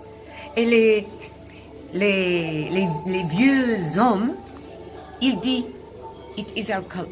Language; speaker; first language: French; non-native, learner; English